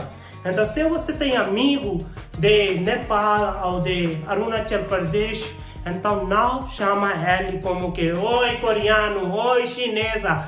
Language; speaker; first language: Portuguese; non-native, learner; Hindi